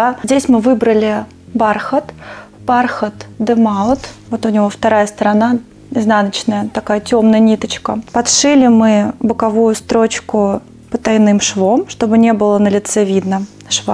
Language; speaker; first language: Russian; native; Russian